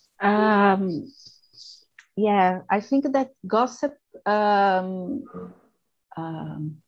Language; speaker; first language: English; non-native, learner; Portuguese